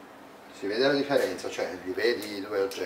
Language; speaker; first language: Italian; native; Italian